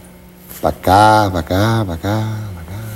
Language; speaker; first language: Spanish; native; Spanish